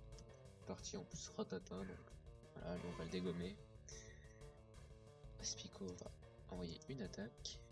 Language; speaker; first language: French; native; French